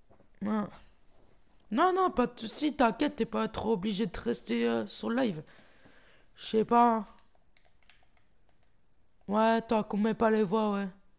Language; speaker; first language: French; native; French